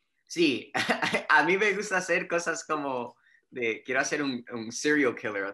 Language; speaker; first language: Spanish; early bilingual, heritage; Spanish